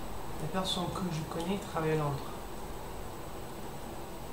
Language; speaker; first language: French; non-native, learner; English